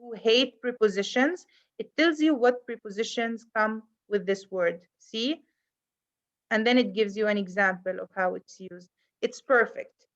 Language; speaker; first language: English; non-native, fluent; Arabic